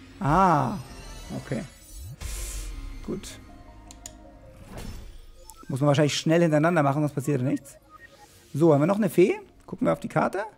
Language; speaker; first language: German; native; German